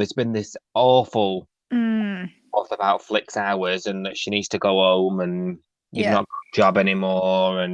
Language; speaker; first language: English; native; English